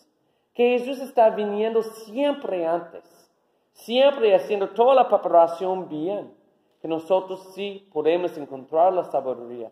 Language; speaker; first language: Spanish; non-native, learner; English